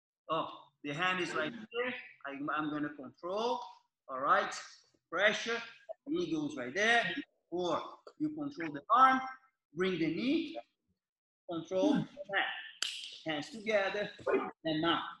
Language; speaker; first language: English; non-native, fluent; Portuguese